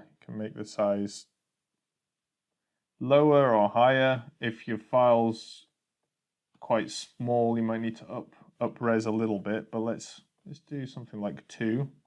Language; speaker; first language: English; native; English